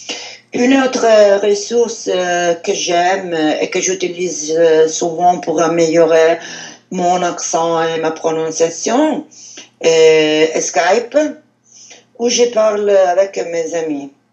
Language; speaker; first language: French; non-native, learner; Italian